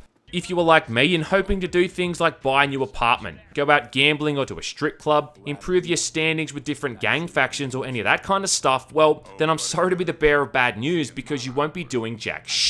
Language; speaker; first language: English; native; English